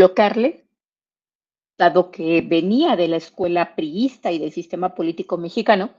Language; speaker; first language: Spanish; native; Spanish